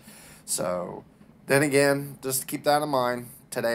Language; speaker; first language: English; native; English